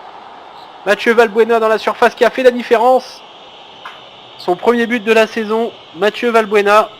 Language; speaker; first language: French; native; French